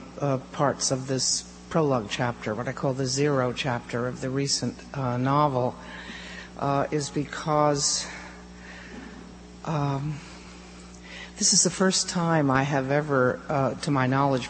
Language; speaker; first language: English; native; English